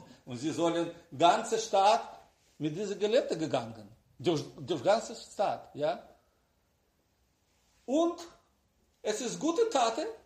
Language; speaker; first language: German; non-native, learner; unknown